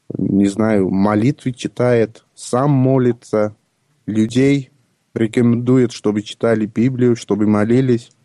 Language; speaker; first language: Russian; non-native, local second language; Armenian